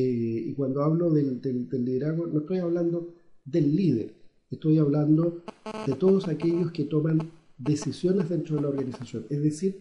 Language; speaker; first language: Spanish; native; Spanish